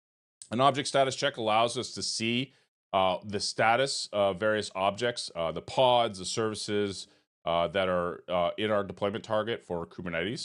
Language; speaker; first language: English; native; English